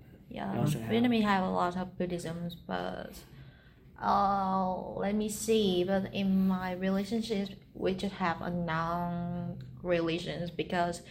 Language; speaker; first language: English; non-native, learner; Vietnamese